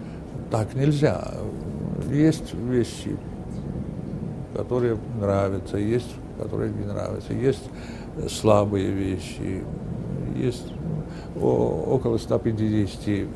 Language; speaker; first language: Russian; non-native, fluent; Armenian